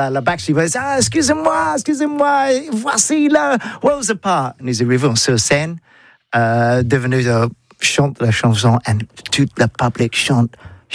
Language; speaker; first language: French; non-native, learner; English